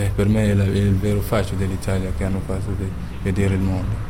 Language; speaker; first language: Italian; non-native, learner; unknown